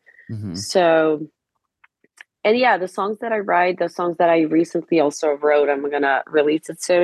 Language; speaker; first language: English; non-native, fluent; Serbian